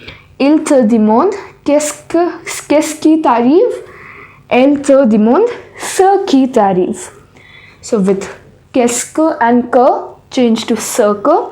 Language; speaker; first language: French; non-native, fluent; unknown